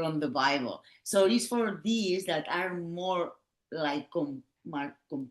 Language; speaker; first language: English; non-native, learner; Catalan